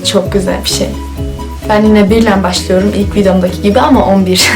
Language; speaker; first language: Turkish; early bilingual, heritage; Turkish